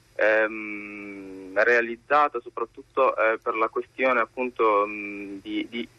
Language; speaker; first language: Italian; early bilingual, other home language; Arabic